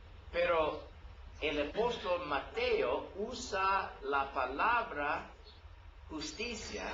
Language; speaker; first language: Spanish; non-native, learner; English